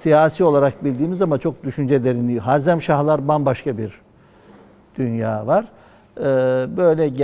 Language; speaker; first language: Turkish; native; Turkish